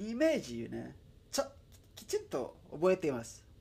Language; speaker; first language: Japanese; non-native, learner; Spanish